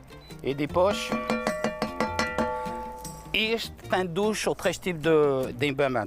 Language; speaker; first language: Portuguese; non-native, learner; French